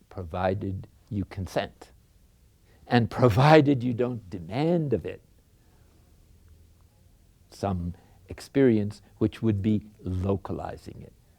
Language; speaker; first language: English; native; English